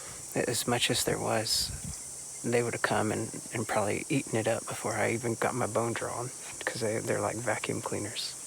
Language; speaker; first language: English; native; English